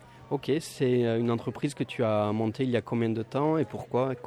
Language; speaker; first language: French; native; French